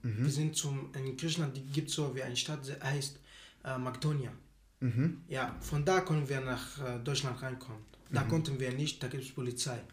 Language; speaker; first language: German; non-native, learner; Arabic